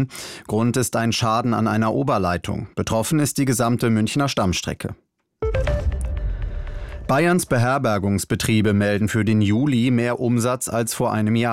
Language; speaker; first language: German; native; German